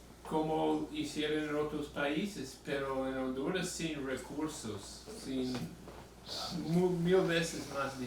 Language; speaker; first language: Spanish; non-native, fluent; English